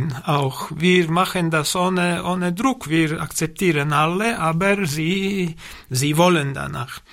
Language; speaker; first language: German; non-native, learner; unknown